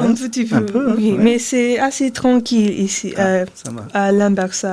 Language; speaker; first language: French; non-native, learner; English